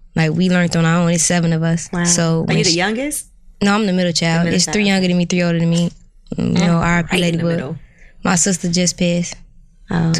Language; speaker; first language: English; native; English